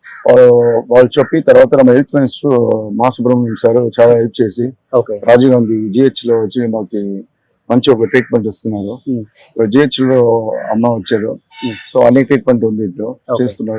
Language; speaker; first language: Telugu; non-native, local second language; Tamil